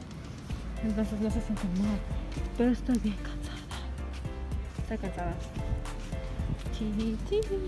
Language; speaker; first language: Spanish; early bilingual, heritage; Spanish